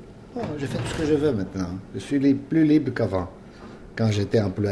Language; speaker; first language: French; non-native, fluent; Greek